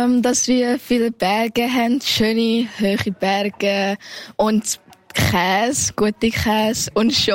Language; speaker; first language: German; early bilingual, heritage; German